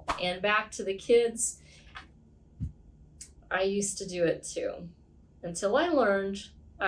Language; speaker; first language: English; native; English